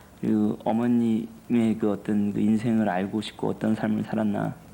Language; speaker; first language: Korean; native; Korean